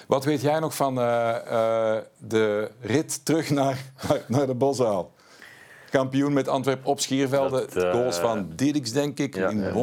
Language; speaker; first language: Dutch; native; Dutch